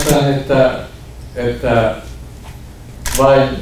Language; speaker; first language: Finnish; non-native, fluent; Kurdish